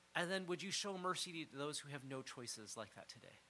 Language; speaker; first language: English; native; English